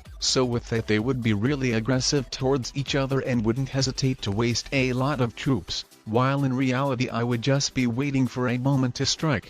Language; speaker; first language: English; non-native, fluent; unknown